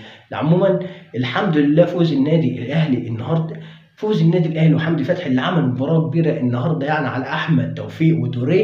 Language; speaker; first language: Arabic; native; Arabic